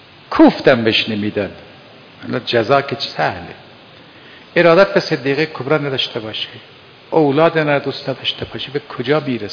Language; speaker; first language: Persian; native; Persian